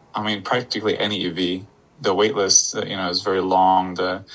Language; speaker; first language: English; native; English